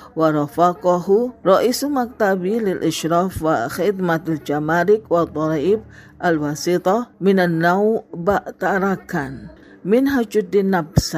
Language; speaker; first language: Arabic; non-native, fluent; Indonesian